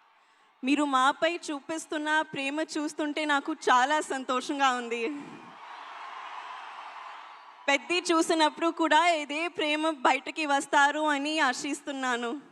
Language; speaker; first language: Telugu; non-native, learner; Hindi